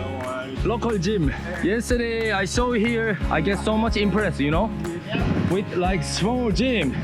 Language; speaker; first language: English; non-native, learner; Korean